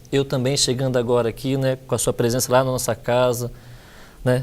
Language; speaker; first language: Portuguese; native; Portuguese